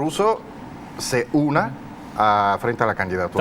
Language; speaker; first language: Spanish; non-native, fluent; Russian